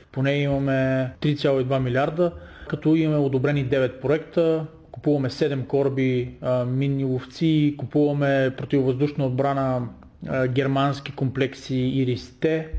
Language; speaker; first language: Bulgarian; native; Bulgarian